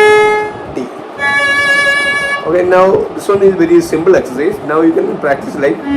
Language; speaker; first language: English; non-native, local second language; Malayalam